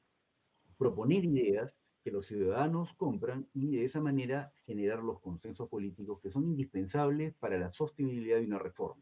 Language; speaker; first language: Spanish; native; Spanish